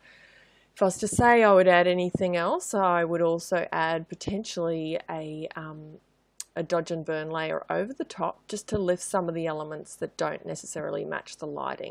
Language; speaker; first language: English; native; English